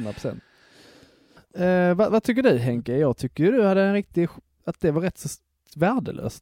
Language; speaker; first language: Swedish; native; Swedish